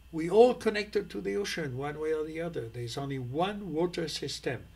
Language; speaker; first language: English; non-native, fluent; French